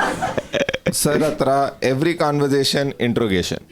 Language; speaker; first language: Kannada; non-native, local second language; Punjabi